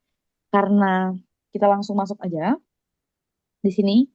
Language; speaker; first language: Indonesian; native; Indonesian